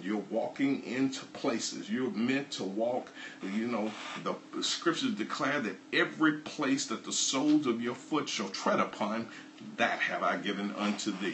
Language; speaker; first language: English; native; English